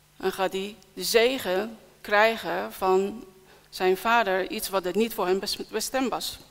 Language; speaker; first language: Dutch; non-native, fluent; Persian